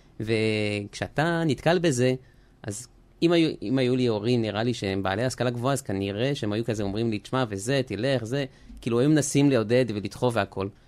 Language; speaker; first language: Hebrew; early bilingual, other home language; French